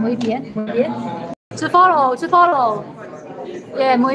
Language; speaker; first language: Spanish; non-native, learner; Chinese